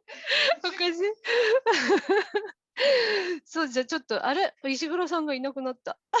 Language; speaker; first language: Japanese; native; Japanese